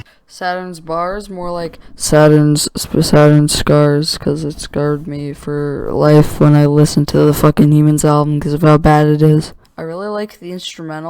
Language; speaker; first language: English; native; English